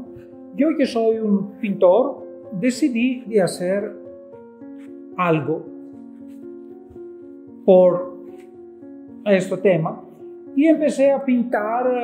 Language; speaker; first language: Spanish; non-native, fluent; Greek